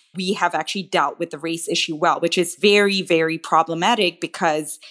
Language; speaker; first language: English; non-native, local second language; Tamil